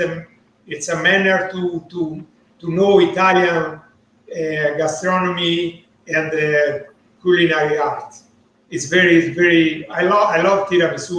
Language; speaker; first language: English; non-native, learner; Italian